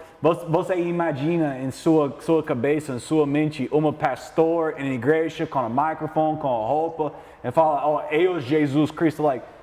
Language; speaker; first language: Portuguese; non-native, learner; English